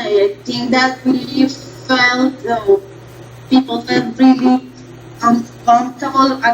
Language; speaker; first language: English; non-native, learner; Spanish